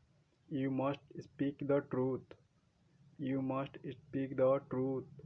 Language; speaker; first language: English; non-native, local second language; Odia